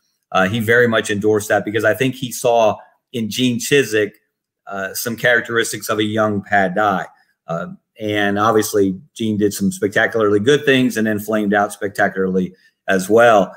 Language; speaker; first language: English; native; English